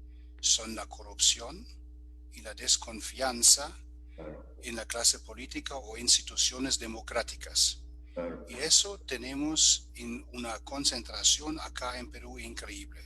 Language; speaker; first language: Spanish; non-native, fluent; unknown